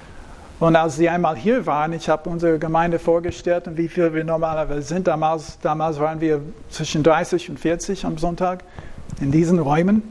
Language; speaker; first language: German; non-native, fluent; English